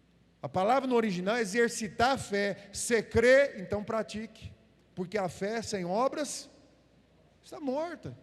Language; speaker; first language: Portuguese; native; Portuguese